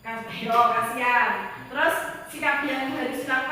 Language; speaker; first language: Indonesian; native; Indonesian